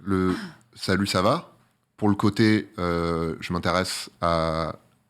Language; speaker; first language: French; native; French